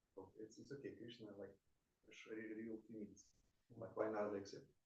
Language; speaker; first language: English; non-native, learner; Russian